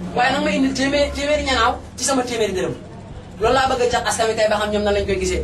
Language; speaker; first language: Wolof; non-native, local second language; Fula